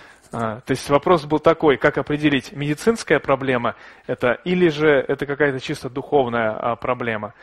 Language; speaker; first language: Russian; native; Russian